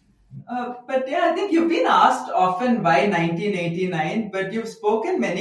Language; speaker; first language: English; non-native, local second language; Tamil